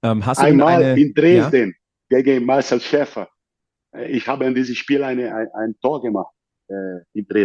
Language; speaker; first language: German; non-native, learner; Portuguese